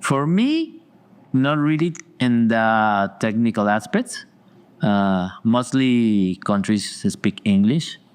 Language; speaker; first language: English; non-native, learner; Spanish